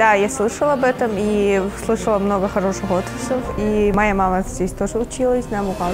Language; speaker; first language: Russian; non-native, local second language; Uzbek